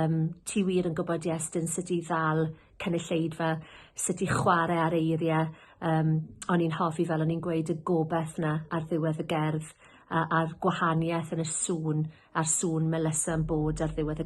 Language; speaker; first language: Welsh; native; Welsh